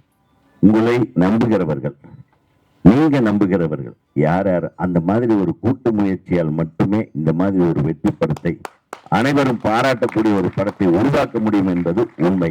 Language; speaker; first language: Tamil; native; Tamil